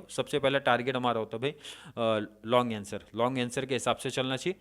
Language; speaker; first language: Hindi; native; Hindi